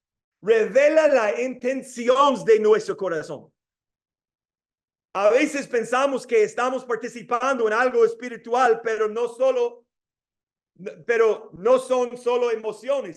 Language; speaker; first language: Spanish; non-native, fluent; English